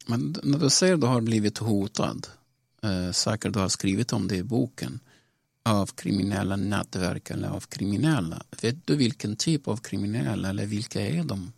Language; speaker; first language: Swedish; non-native, local second language; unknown